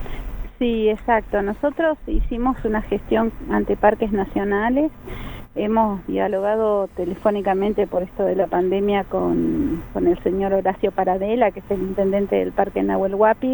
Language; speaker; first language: Spanish; native; Spanish